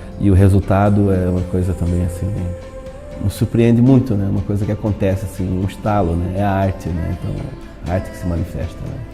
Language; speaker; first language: Portuguese; native; Portuguese